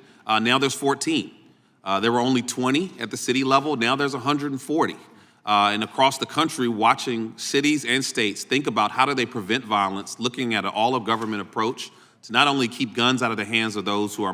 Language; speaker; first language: English; native; English